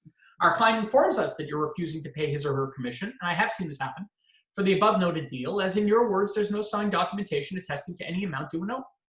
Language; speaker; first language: English; native; English